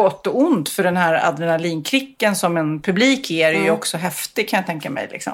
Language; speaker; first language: Swedish; native; Swedish